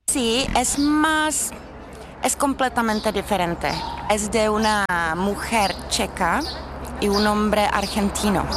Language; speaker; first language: Spanish; non-native, fluent; Czech